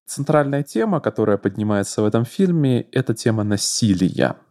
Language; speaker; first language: Russian; native; Russian